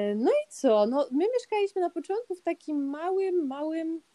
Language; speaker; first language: Polish; early bilingual, other home language; English